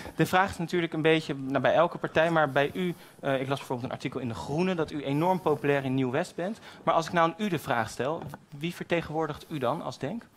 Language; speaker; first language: Dutch; native; Dutch